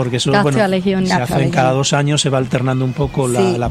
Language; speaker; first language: Spanish; native; Spanish